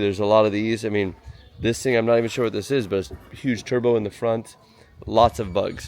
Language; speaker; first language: English; native; English